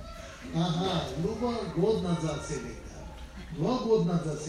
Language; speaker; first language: Russian; non-native, learner; Tibetan